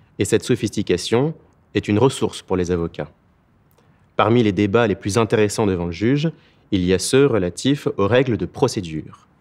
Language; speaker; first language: French; native; French